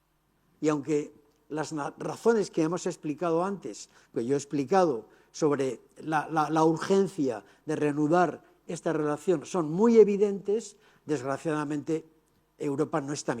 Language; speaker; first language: Spanish; native; Spanish